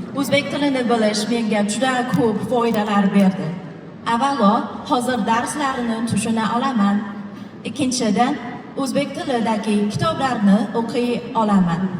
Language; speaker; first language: Uzbek; non-native, fluent; Chinese